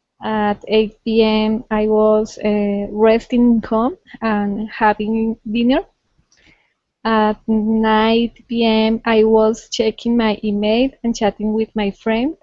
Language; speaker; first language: English; non-native, learner; Spanish